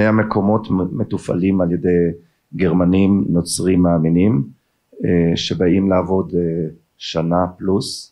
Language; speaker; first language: Hebrew; early bilingual, other home language; German